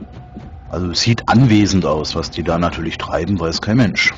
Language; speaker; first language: German; native; German